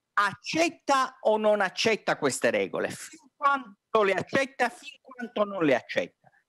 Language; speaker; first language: Italian; native; Italian